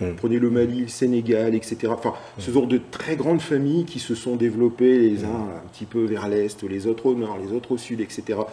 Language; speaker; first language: French; native; French